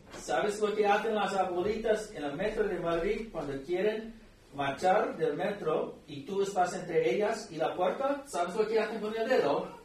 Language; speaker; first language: Spanish; non-native, fluent; English